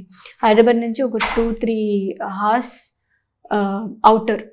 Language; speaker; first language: Telugu; non-native, learner; Tamil